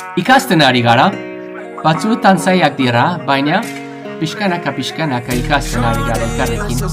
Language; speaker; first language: Basque; non-native, learner; English